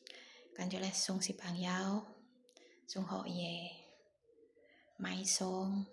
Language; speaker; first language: Cantonese; non-native, learner; Indonesian